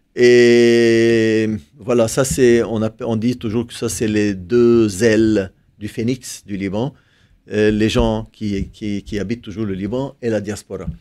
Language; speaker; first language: French; non-native, local second language; Arabic